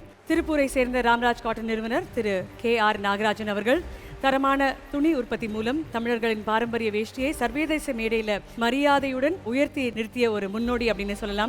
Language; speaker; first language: Tamil; native; Tamil